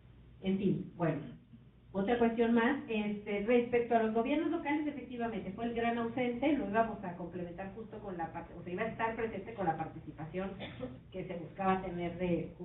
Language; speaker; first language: Spanish; native; Spanish